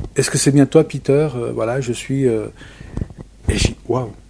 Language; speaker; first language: French; native; French